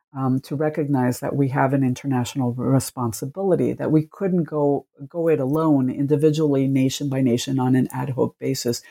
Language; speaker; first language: English; early bilingual, other home language; Spanish